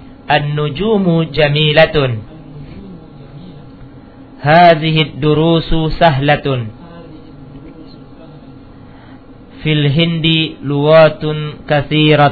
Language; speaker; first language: Arabic; non-native, fluent; Indonesian